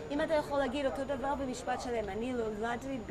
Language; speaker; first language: Hebrew; native; Hebrew